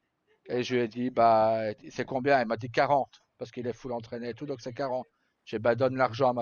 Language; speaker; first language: French; native; French